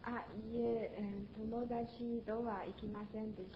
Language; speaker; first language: Japanese; non-native, learner; Chinese